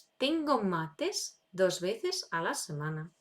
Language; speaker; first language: Spanish; non-native, fluent; Ukrainian